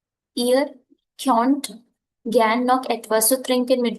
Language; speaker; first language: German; non-native, fluent; Hindi